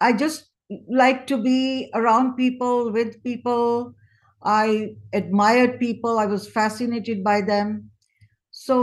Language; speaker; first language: English; non-native, local second language; Hindi